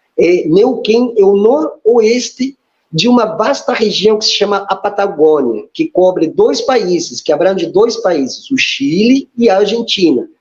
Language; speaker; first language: Portuguese; non-native, fluent; Spanish